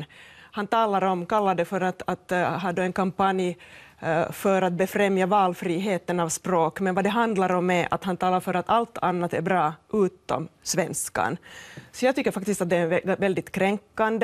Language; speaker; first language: Swedish; native; Swedish